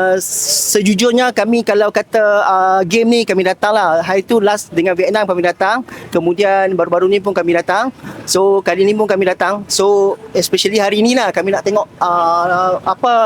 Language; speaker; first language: Malay; native; Malay